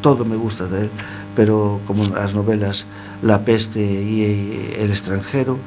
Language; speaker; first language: Spanish; non-native, local second language; Galician